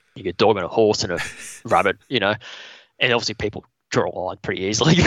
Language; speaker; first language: English; native; English